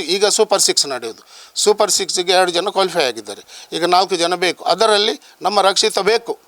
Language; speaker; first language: Kannada; non-native, local second language; Tulu